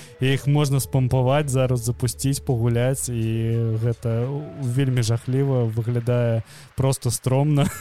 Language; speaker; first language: Belarusian; non-native, local second language; Russian